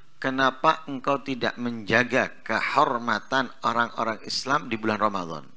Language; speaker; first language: Indonesian; non-native, local second language; Javanese